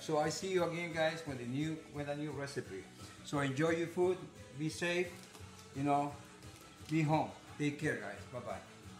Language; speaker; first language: English; non-native, fluent; Spanish